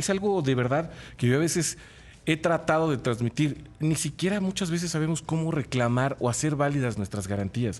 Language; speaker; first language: Spanish; native; Spanish